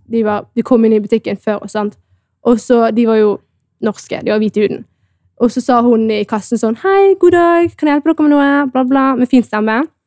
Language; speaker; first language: Norwegian; early bilingual, other home language; Amharic